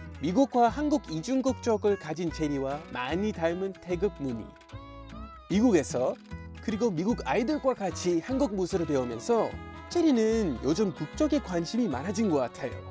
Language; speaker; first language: Korean; non-native, fluent; English